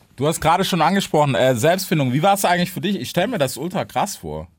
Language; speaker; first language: German; non-native, fluent; English